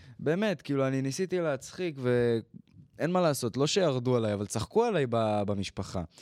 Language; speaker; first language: Hebrew; native; Hebrew